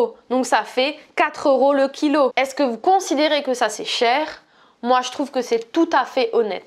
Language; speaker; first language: French; native; French